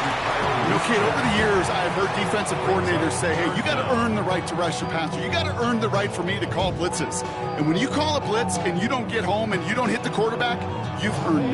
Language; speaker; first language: English; native; English